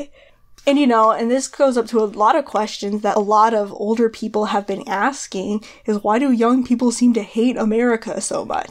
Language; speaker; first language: English; native; English